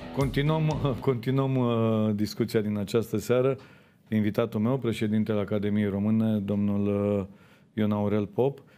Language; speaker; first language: Romanian; native; Romanian